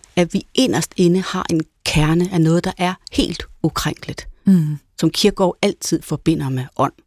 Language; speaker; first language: Danish; native; Danish